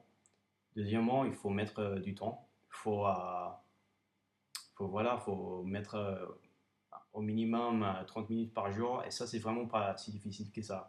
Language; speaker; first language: French; non-native, fluent; English